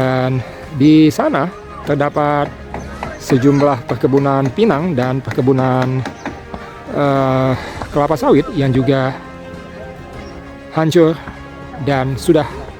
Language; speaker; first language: Indonesian; non-native, local second language; Achinese